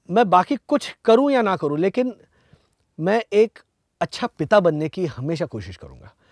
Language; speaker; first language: Hindi; non-native, local second language; Marathi